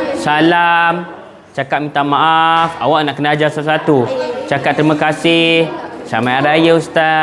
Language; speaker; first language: Malay; native; Malay